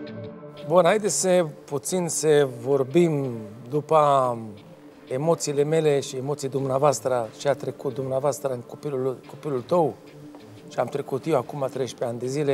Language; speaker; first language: Romanian; non-native, fluent; Hebrew